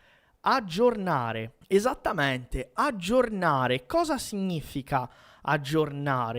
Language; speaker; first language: Italian; non-native, fluent; Portuguese